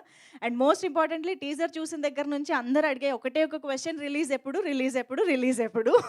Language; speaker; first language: Telugu; native; Telugu